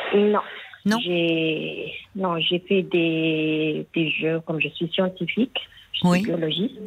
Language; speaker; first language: French; non-native, local second language; Arabic